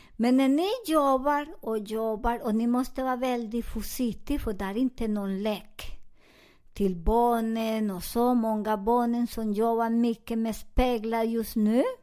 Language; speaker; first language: Swedish; non-native, learner; Spanish